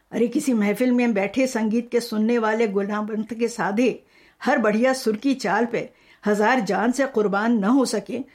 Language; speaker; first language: Hindi; non-native, local second language; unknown